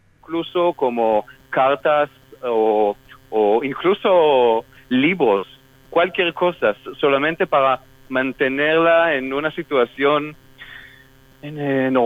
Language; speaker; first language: Spanish; non-native, fluent; Hebrew